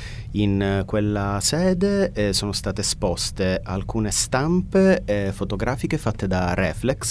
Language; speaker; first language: Italian; native; Italian